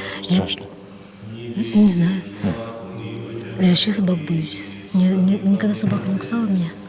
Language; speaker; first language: Russian; native; Russian